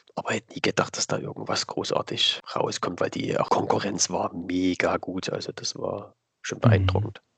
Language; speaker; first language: German; native; German